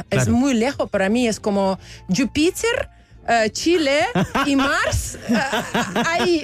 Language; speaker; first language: Spanish; non-native, learner; Belarusian